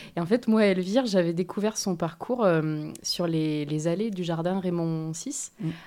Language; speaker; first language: French; native; French